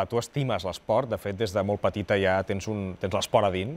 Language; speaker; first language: Catalan; native; Catalan